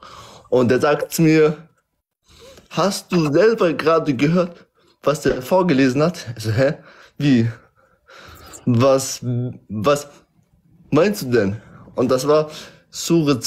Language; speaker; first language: German; early bilingual, other home language; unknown